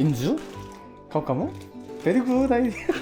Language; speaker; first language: English; non-native, learner; Korean